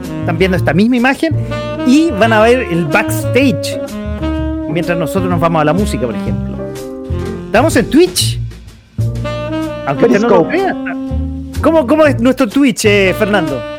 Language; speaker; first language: Spanish; native; Spanish